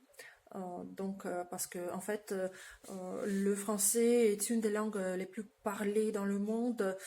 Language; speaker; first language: French; non-native, fluent; Russian